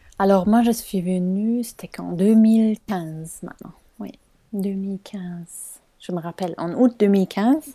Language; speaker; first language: French; non-native, fluent; German